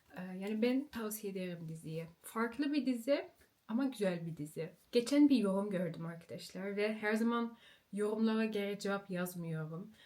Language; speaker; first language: Turkish; early bilingual, heritage; Turkish